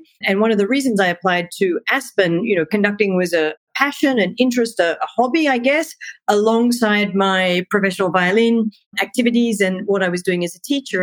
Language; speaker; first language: English; native; English